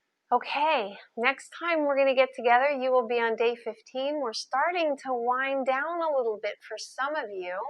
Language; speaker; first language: English; native; English